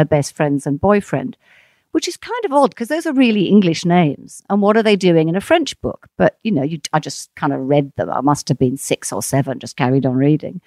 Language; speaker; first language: English; non-native, fluent; French